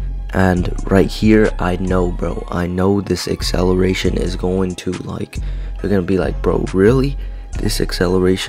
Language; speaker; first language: English; native; English